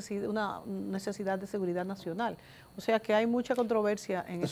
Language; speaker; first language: Spanish; native; Spanish